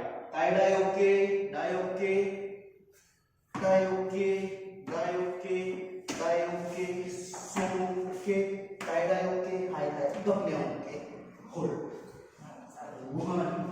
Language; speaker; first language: Vietnamese; non-native, learner; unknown